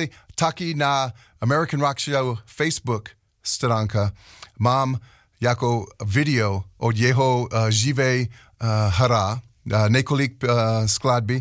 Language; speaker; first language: Czech; non-native, learner; English